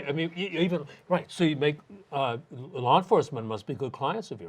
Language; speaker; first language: English; native; English